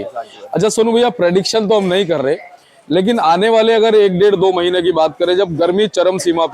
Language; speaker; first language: Hindi; native; Hindi